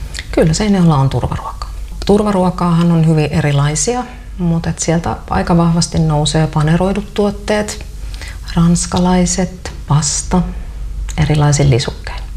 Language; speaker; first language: Finnish; native; Finnish